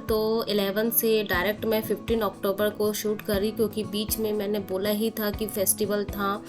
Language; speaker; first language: Hindi; non-native, local second language; Bangla